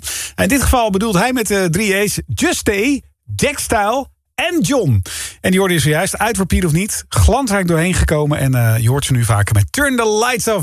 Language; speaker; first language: Dutch; native; Dutch